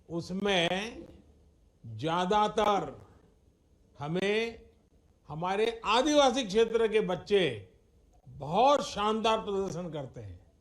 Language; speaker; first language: Hindi; non-native, local second language; Gujarati